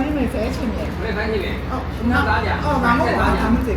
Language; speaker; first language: Chinese; native; Chinese